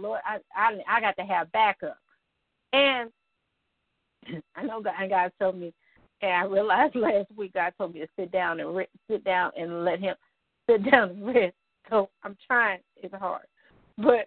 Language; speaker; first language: English; native; English